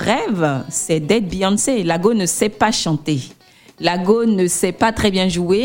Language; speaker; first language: French; native; French